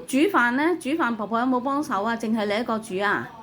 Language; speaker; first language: Cantonese; native; Cantonese